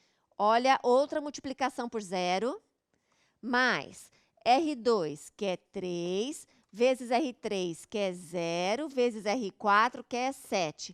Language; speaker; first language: Portuguese; native; Portuguese